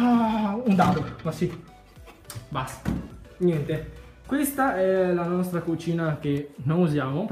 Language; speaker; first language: Italian; early bilingual, other home language; Chinese